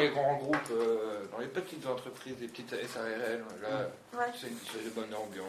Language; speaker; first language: French; native; French